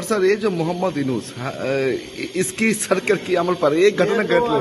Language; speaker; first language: Hindi; non-native, local second language; Bangla